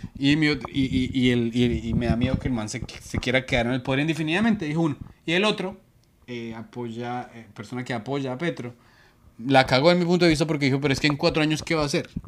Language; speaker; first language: Spanish; native; Spanish